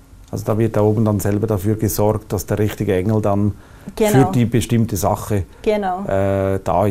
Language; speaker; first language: German; native; German